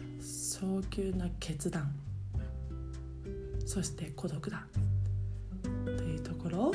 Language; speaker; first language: Japanese; native; Japanese